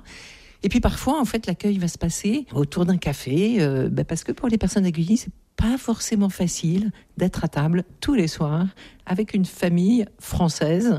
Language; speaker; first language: French; native; French